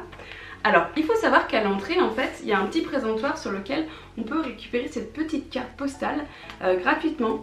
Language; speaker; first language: French; native; French